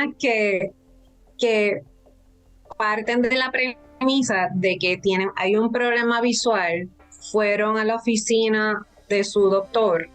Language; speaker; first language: Spanish; native; Spanish